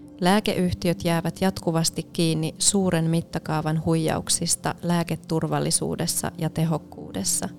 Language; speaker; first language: Finnish; native; Finnish